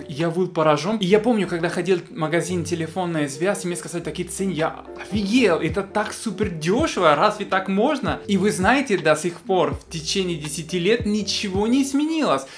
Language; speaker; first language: Russian; non-native, fluent; Spanish